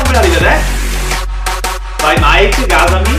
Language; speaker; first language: Italian; native; Italian